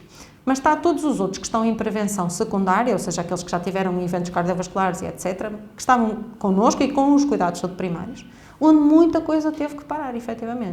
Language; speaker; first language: Portuguese; native; Portuguese